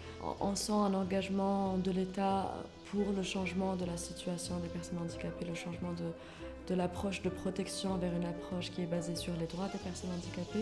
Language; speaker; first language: French; non-native, local second language; Arabic